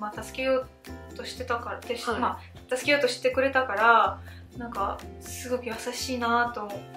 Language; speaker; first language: Japanese; native; Japanese